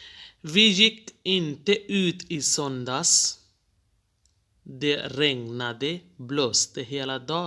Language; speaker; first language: Swedish; non-native, fluent; Hindi